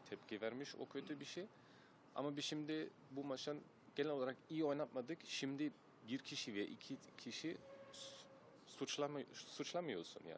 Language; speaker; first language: Turkish; early bilingual, heritage; German